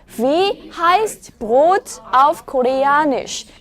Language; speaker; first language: German; non-native, fluent; Korean